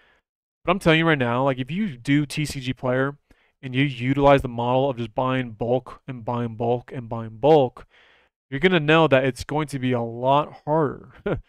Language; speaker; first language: English; native; English